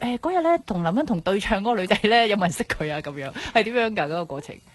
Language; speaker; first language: Cantonese; native; Cantonese